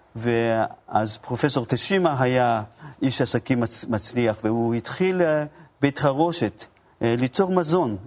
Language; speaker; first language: Hebrew; non-native, fluent; Japanese